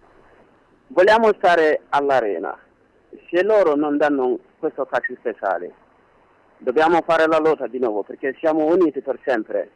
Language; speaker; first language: Italian; non-native, learner; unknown